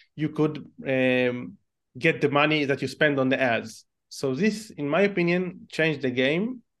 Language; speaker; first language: English; non-native, fluent; Hebrew